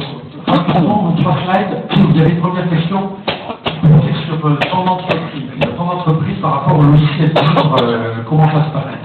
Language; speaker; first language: French; native; French